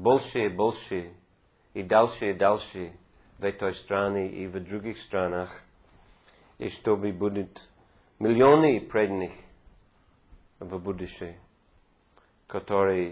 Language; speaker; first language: Russian; non-native, fluent; English